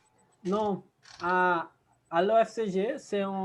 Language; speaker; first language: French; non-native, learner; Portuguese